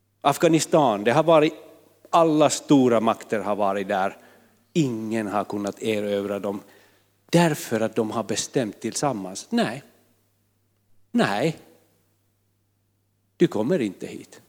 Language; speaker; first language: Swedish; non-native, fluent; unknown